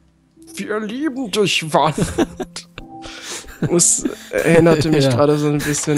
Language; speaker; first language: German; native; German